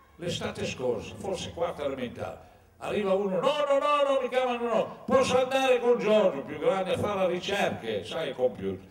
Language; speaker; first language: Italian; native; Italian